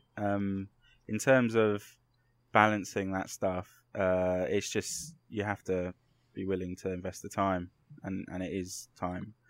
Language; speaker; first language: English; native; English